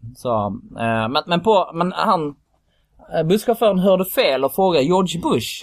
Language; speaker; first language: Swedish; early bilingual, other home language; Kurdish